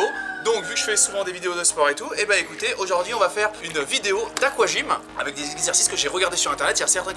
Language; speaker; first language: French; native; French